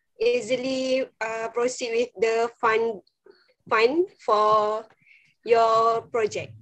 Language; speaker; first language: English; non-native, fluent; Malay